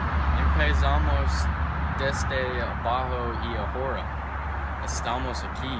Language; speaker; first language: Spanish; non-native, learner; English